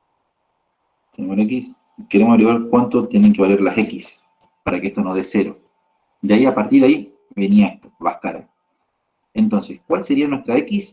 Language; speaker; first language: Spanish; native; Spanish